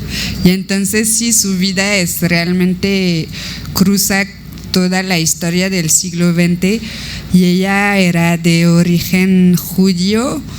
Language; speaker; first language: Spanish; non-native, fluent; French